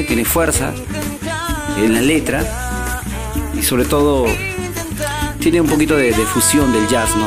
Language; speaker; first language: Spanish; native; Spanish